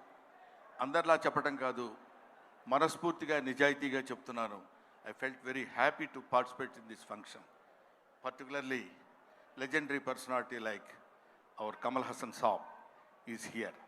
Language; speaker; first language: Telugu; native; Telugu